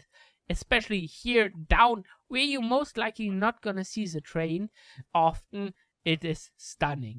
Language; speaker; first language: English; non-native, fluent; German